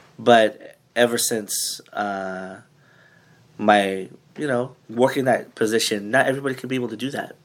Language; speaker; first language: English; early bilingual, other home language; Filipino